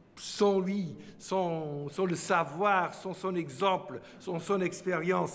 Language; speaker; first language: French; non-native, fluent; Portuguese